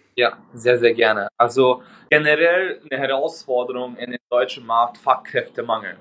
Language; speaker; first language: German; non-native, fluent; Hungarian